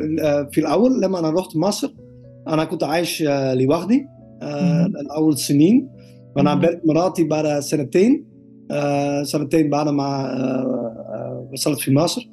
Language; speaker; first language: Arabic; non-native, learner; Dutch